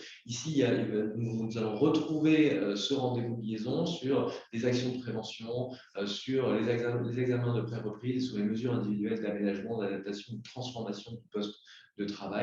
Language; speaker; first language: French; native; French